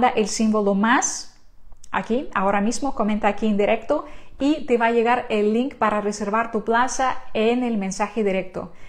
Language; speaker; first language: Spanish; non-native, fluent; Ukrainian